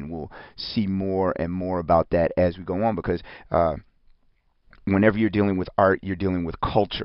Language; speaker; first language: English; native; English